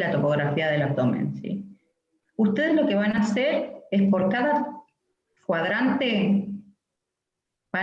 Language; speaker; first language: Spanish; native; Spanish